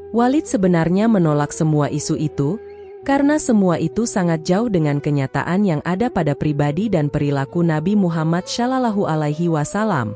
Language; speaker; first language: Indonesian; native; Indonesian